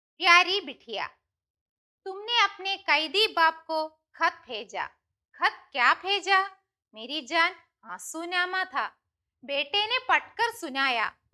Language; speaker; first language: Hindi; non-native, local second language; Malayalam